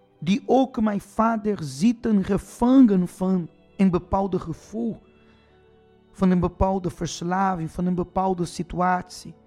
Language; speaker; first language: Dutch; non-native, fluent; Portuguese